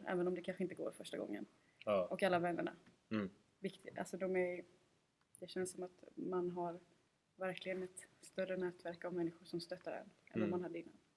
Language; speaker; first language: Swedish; native; Swedish